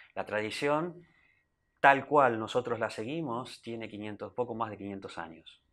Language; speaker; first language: Spanish; native; Spanish